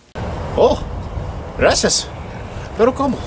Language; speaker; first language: Spanish; non-native, learner; English